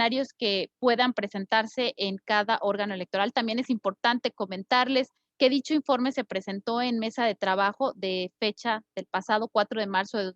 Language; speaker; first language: Spanish; native; Spanish